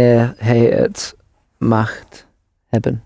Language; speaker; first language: Dutch; non-native, learner; English